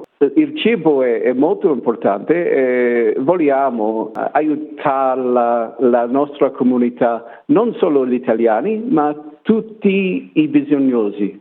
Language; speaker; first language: Italian; non-native, learner; English